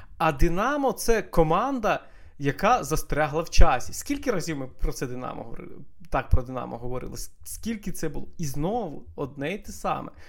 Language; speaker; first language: Ukrainian; native; Ukrainian